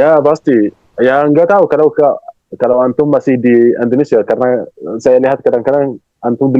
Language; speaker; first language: Indonesian; non-native, fluent; Arabic